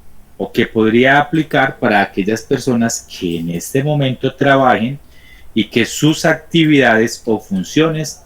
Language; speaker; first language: Spanish; native; Spanish